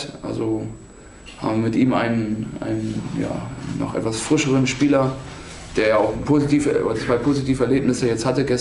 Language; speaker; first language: German; native; German